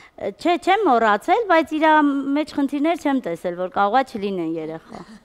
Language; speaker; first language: Armenian; native; Armenian